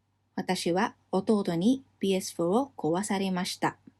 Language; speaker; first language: Japanese; non-native, fluent; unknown